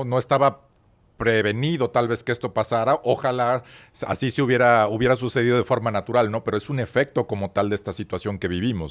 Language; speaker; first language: Spanish; native; Spanish